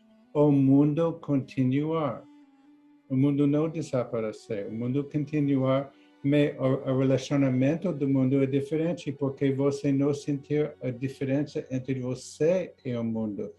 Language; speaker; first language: Portuguese; non-native, learner; English